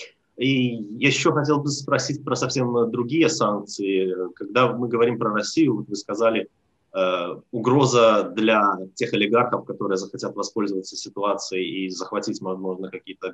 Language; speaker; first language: Russian; non-native, fluent; Swedish